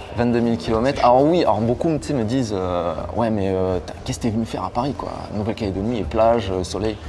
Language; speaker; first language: French; native; French